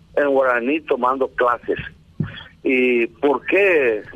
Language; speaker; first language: Spanish; native; Spanish